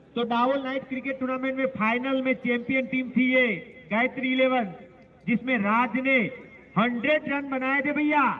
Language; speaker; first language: Hindi; non-native, local second language; Gujarati